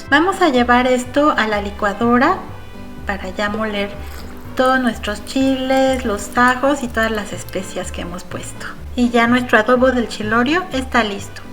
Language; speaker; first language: Spanish; native; Spanish